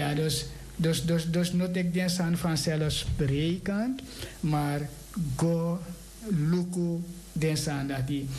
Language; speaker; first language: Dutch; native; Dutch